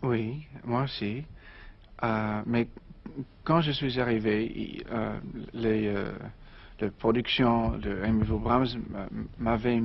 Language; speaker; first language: French; non-native, learner; English